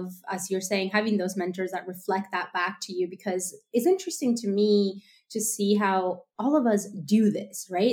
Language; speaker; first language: English; native; English